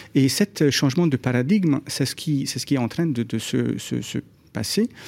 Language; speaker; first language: French; non-native, fluent; Hungarian